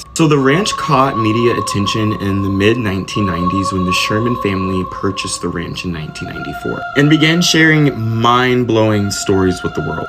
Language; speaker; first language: English; native; English